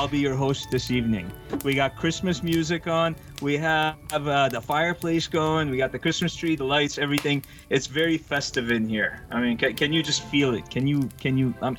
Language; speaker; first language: English; early bilingual, other home language; Arabic